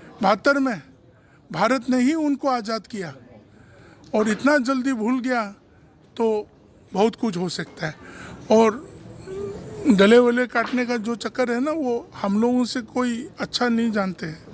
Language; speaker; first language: Hindi; non-native, local second language; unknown